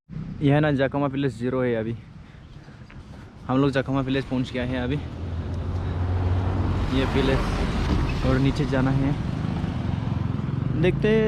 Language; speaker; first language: Hindi; non-native, local second language; Assamese